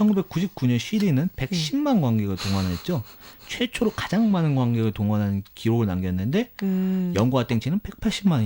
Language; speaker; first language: Korean; native; Korean